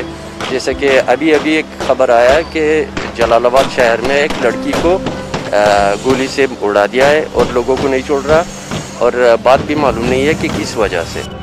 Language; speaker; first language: Hindi; non-native, fluent; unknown